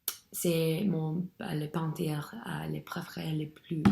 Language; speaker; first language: French; non-native, learner; English